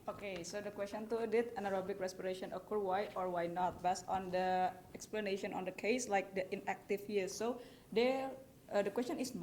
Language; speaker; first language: English; non-native, learner; Indonesian